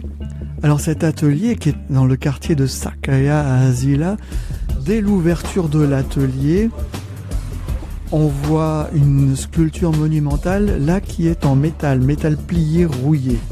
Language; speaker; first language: French; native; French